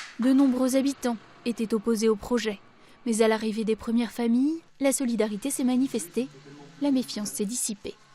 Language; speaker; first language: French; native; French